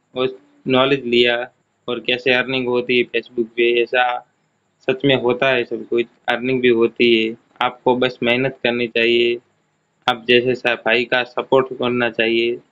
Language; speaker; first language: Hindi; non-native, local second language; Gujarati